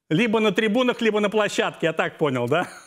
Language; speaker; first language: Russian; native; Russian